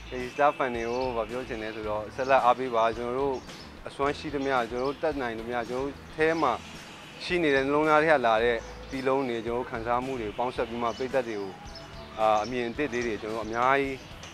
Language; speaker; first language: Burmese; native; Burmese